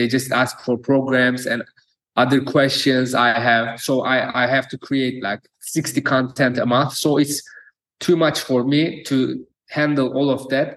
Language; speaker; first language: English; non-native, fluent; Turkish